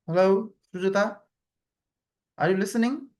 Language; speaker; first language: English; non-native, fluent; Nepali